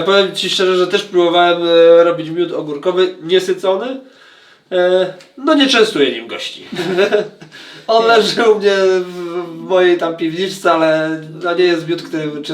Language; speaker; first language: Polish; native; Polish